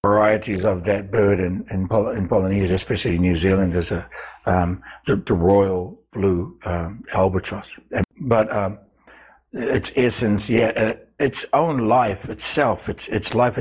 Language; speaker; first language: English; native; English